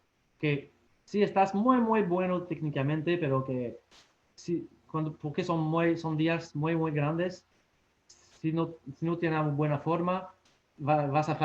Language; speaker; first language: Spanish; non-native, fluent; French